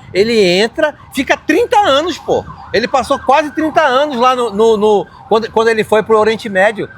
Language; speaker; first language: Portuguese; native; Portuguese